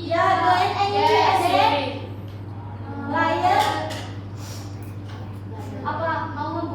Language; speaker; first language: English; non-native, learner; Indonesian